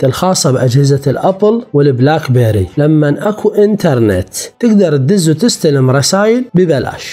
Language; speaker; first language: Arabic; native; Arabic